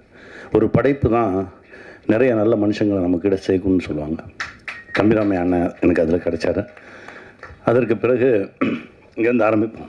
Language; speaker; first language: Tamil; native; Tamil